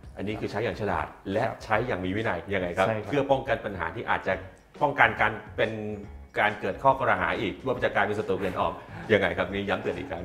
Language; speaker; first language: Thai; native; Thai